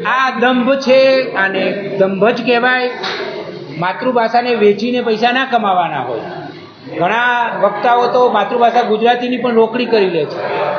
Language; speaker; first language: Gujarati; native; Gujarati